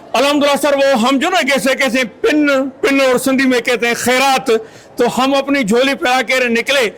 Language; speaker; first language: Urdu; non-native, local second language; Sindhi